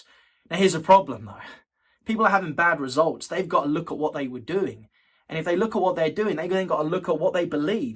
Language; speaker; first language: English; native; English